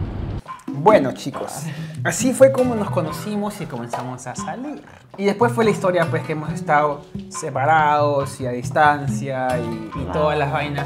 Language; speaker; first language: Spanish; native; Spanish